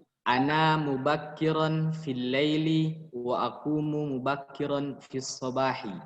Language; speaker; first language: Arabic; non-native, learner; Indonesian